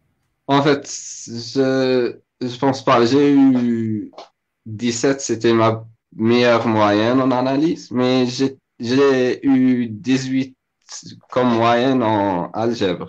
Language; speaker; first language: French; non-native, local second language; Arabic